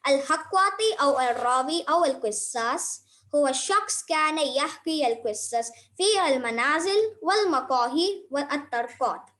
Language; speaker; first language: Arabic; non-native, learner; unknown